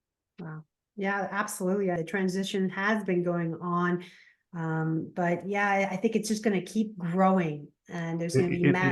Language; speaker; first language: English; native; English